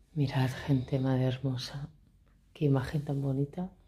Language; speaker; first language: Spanish; native; Spanish